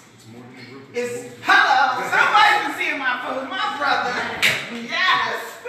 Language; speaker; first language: English; native; English